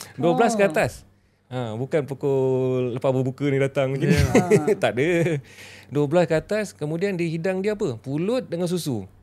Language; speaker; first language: Malay; native; Malay